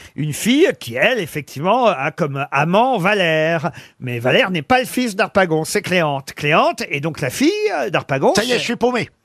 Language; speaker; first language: French; native; French